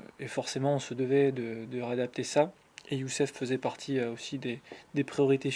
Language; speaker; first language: French; native; French